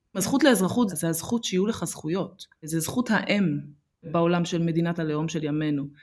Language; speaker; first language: Hebrew; early bilingual, other home language; Amharic